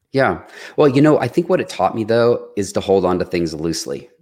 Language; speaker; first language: English; native; English